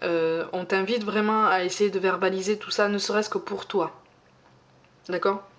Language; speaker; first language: French; native; French